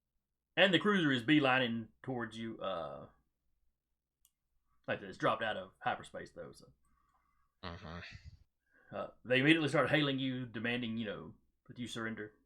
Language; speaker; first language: English; native; English